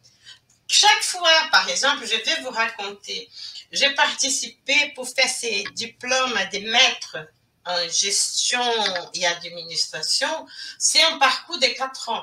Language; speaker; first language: French; non-native, fluent; Portuguese